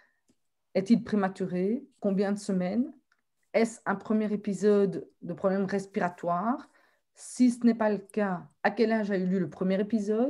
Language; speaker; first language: French; native; French